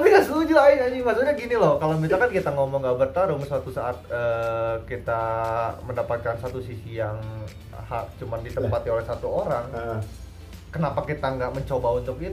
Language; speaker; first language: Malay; non-native, local second language; Sundanese